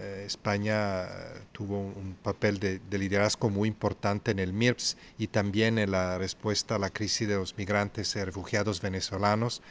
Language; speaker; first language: Spanish; non-native, fluent; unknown